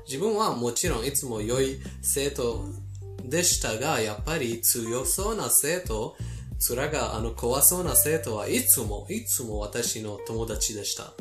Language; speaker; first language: Japanese; non-native, fluent; Persian